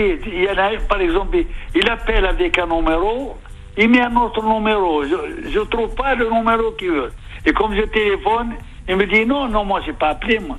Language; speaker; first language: French; non-native, fluent; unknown